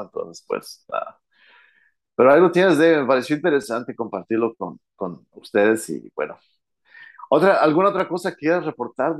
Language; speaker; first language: Spanish; early bilingual, heritage; Spanish